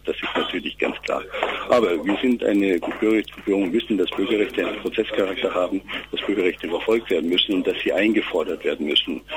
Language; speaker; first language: German; native; German